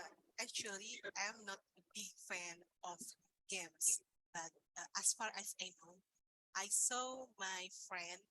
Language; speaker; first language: English; non-native, learner; Indonesian